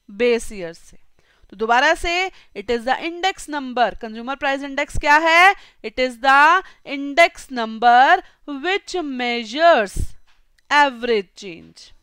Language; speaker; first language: Hindi; native; Hindi